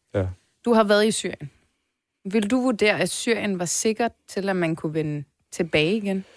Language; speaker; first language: Danish; early bilingual, other home language; Turkish